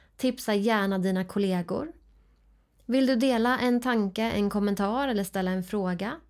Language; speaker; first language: Swedish; native; Swedish